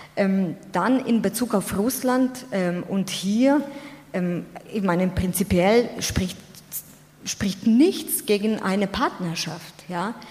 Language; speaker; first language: German; non-native, fluent; Ukrainian